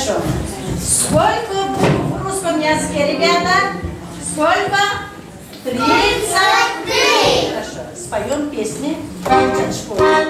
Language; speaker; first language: Russian; non-native, local second language; Kyrgyz